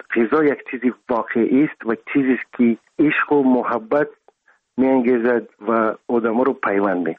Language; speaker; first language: Persian; non-native, local second language; Russian